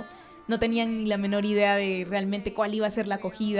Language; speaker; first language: Spanish; native; Spanish